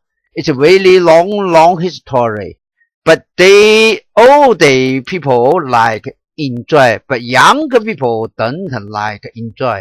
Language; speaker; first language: English; non-native, learner; Chinese